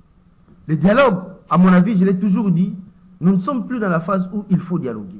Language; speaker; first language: French; non-native, local second language; Lingala